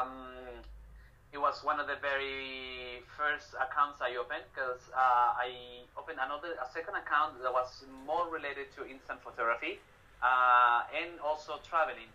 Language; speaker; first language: English; non-native, fluent; Spanish